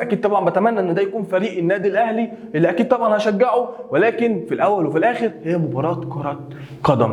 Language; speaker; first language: Arabic; native; Arabic